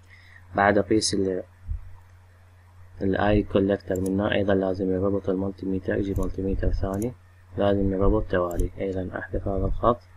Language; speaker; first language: Arabic; native; Arabic